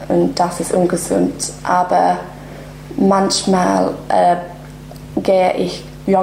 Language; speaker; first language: German; non-native, learner; English